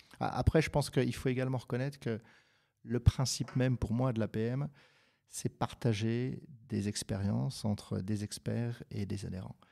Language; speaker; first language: French; native; French